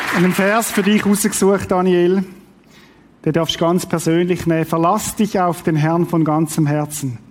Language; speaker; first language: German; native; German